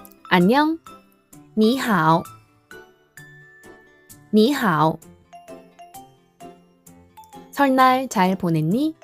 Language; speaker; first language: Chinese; non-native, fluent; Korean